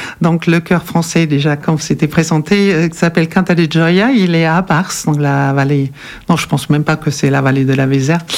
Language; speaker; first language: French; non-native, fluent; German